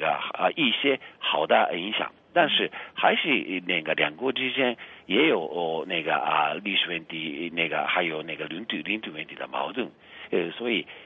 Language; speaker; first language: Chinese; non-native, fluent; Japanese